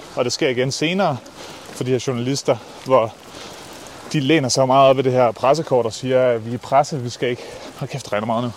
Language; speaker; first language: Danish; native; Danish